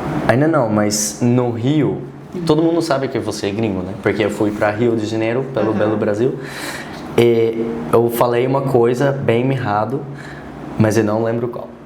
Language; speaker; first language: Portuguese; non-native, learner; Dutch